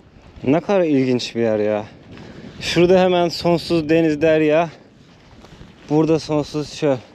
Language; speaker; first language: Turkish; native; Turkish